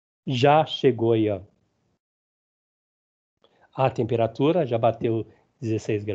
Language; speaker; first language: Portuguese; native; Portuguese